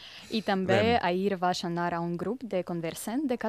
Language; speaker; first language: Catalan; non-native, learner; Russian